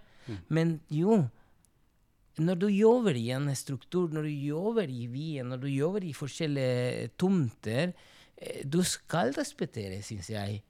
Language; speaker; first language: Norwegian; non-native, fluent; Spanish